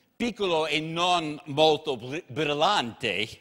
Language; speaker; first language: Italian; non-native, learner; English